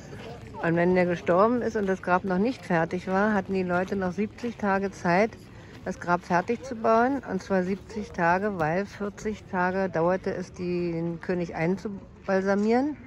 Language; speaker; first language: German; native; German